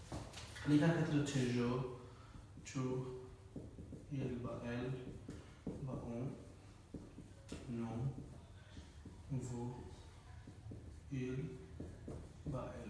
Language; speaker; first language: French; non-native, fluent; Bangla